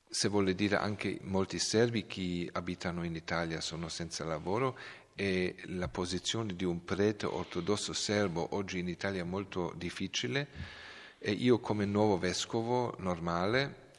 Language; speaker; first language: Italian; non-native, learner; Serbian